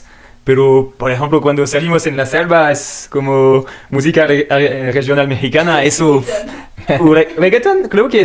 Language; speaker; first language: Spanish; non-native, learner; French